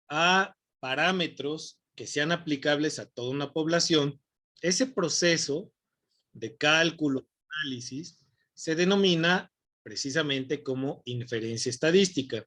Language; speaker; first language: Spanish; native; Spanish